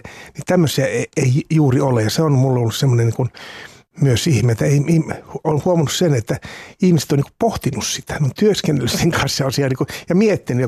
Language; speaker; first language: Finnish; native; Finnish